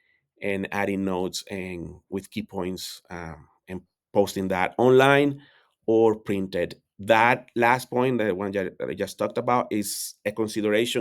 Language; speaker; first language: English; non-native, fluent; Spanish